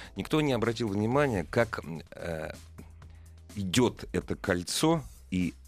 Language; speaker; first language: Russian; native; Russian